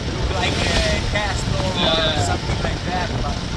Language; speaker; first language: English; non-native, learner; Italian